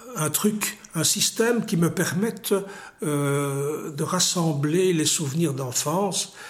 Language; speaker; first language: French; native; French